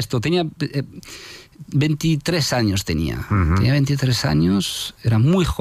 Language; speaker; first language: Spanish; non-native, fluent; French